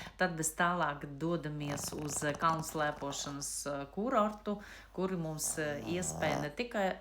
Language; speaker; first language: Latvian; non-native, local second language; Russian